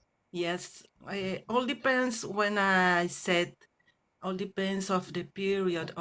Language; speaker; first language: English; non-native, learner; Spanish